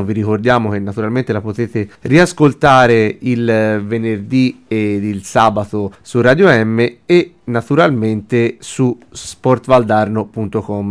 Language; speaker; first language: Italian; native; Italian